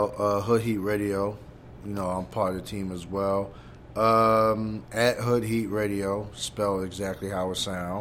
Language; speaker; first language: English; native; English